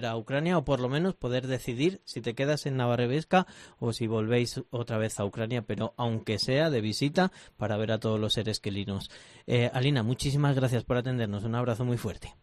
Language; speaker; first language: Spanish; native; Spanish